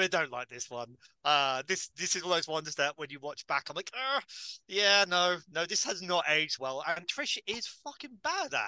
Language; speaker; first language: English; native; English